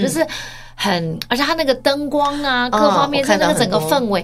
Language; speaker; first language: Chinese; early bilingual, heritage; Chinese